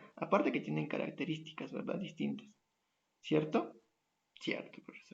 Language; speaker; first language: Spanish; native; Spanish